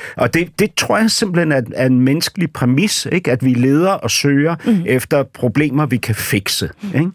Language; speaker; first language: Danish; native; Danish